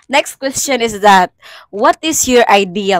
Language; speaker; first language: English; non-native, local second language; Cebuano